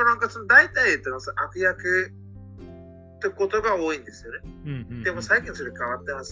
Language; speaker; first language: Japanese; non-native, fluent; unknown